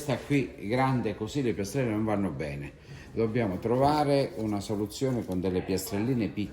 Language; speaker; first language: Italian; native; Italian